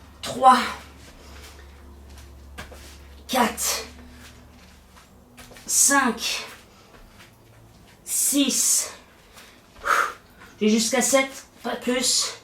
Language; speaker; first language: French; native; French